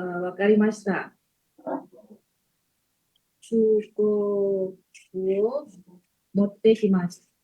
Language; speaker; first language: Japanese; non-native, learner; Indonesian